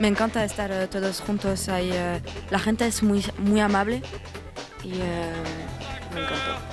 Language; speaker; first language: Spanish; non-native, learner; French